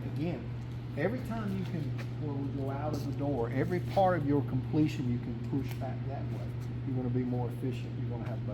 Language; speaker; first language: English; native; English